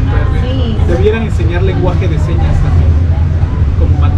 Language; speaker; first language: Portuguese; non-native, learner; Spanish